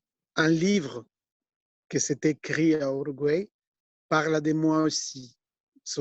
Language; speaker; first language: French; non-native, fluent; Spanish